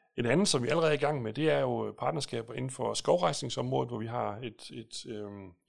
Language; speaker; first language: Danish; native; Danish